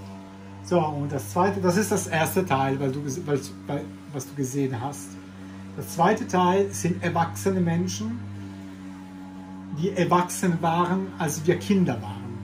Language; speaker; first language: German; non-native, fluent; Italian